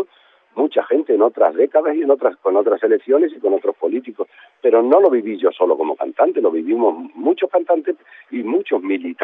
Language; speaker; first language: Spanish; native; Spanish